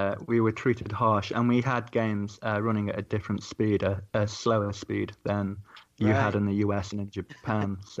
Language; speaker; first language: English; native; English